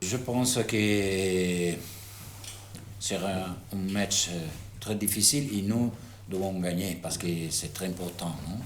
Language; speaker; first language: French; non-native, fluent; Italian